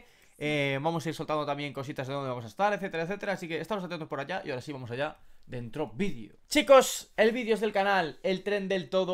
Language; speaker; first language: Spanish; native; Spanish